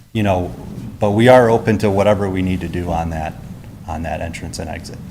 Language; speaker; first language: English; native; English